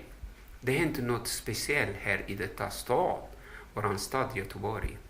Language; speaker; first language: Swedish; non-native, fluent; Tigrinya